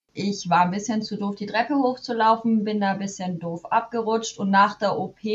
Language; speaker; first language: German; native; German